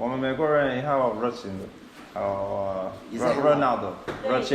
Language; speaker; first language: Chinese; non-native, fluent; English